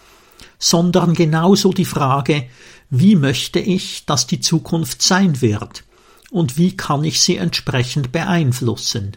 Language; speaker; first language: German; native; German